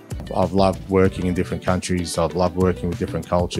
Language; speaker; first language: English; native; English